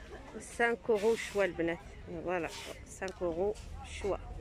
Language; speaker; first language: French; non-native, learner; Arabic